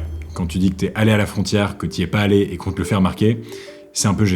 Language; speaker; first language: French; native; French